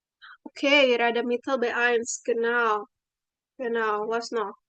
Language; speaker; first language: German; non-native, fluent; Indonesian